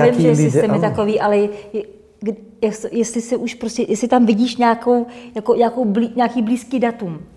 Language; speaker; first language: Czech; native; Czech